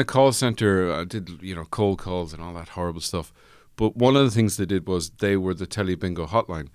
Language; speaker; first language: English; native; English